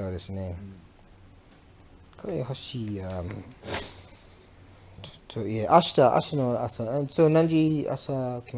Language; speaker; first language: Japanese; non-native, learner; English